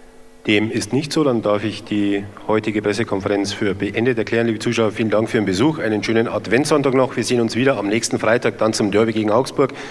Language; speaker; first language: German; native; German